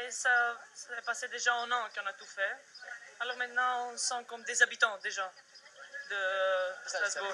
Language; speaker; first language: French; non-native, learner; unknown